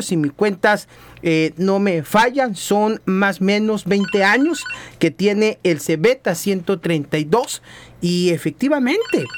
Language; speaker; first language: Spanish; native; Spanish